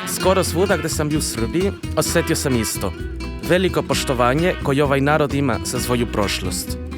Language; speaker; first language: Serbian; non-native, fluent; Spanish